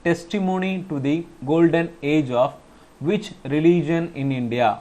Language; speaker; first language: English; non-native, local second language; Tamil